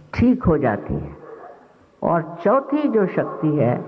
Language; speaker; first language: Hindi; non-native, local second language; Marathi